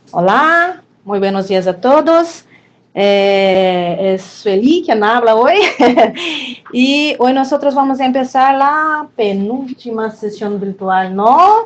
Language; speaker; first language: Spanish; non-native, fluent; Portuguese